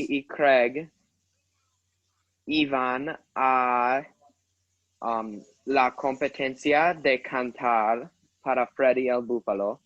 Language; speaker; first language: Spanish; non-native, learner; English